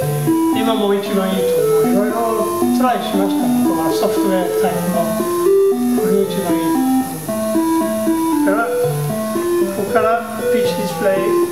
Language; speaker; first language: Japanese; non-native, learner; English